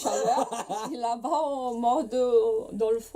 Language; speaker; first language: French; non-native, fluent; Portuguese